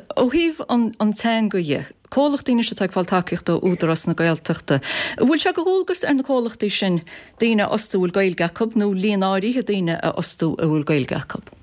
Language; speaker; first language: Irish; native; Irish